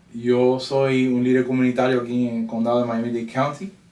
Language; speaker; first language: Spanish; early bilingual, heritage; Spanish